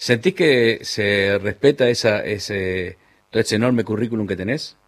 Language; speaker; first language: Spanish; native; Spanish